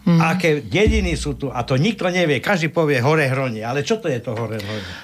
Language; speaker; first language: Slovak; native; Slovak